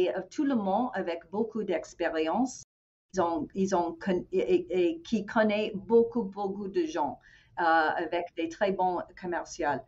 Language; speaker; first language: French; non-native, fluent; English